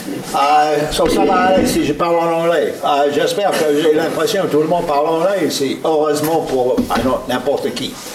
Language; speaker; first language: French; non-native, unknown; English